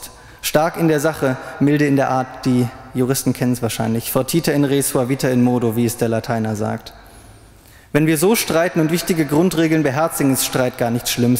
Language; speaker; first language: German; native; German